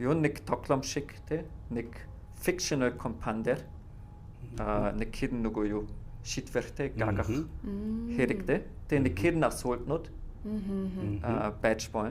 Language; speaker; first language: Mongolian; non-native, fluent; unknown